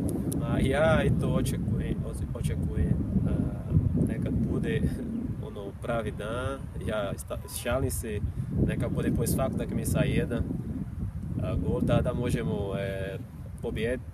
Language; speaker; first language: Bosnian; non-native, fluent; Portuguese